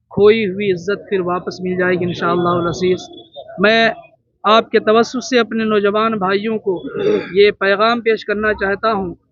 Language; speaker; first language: Urdu; native; Urdu